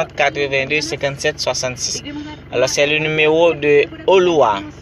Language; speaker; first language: French; non-native, learner; Haitian Creole